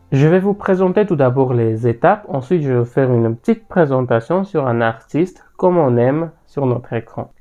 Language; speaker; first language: French; non-native, fluent; Armenian